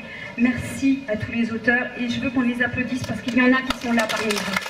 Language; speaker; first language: French; native; French